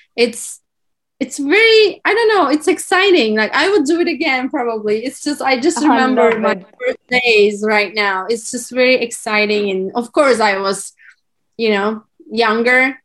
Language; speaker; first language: English; non-native, fluent; Turkish